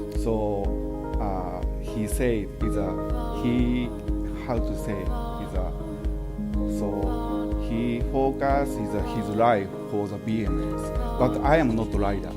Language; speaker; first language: English; non-native, learner; Japanese